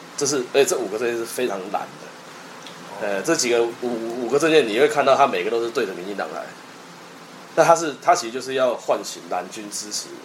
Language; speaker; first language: Chinese; native; Chinese